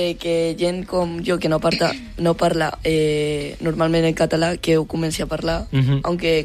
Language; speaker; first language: Catalan; non-native, local second language; Spanish